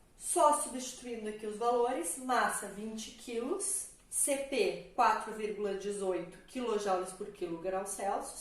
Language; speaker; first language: Portuguese; native; Portuguese